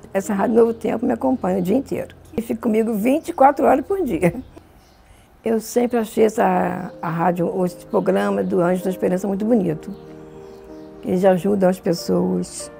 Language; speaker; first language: Portuguese; native; Portuguese